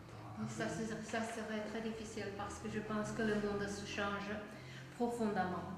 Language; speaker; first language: French; non-native, fluent; Czech